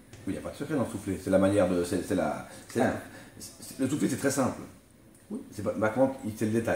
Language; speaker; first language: French; native; French